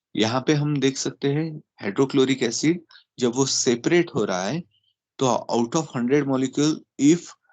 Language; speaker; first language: Hindi; non-native, local second language; Marathi